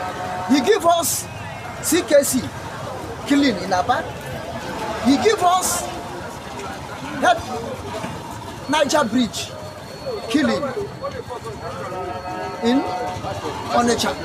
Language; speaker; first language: English; non-native, local second language; Igbo